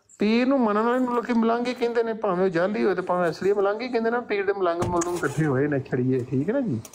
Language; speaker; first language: Punjabi; native; Punjabi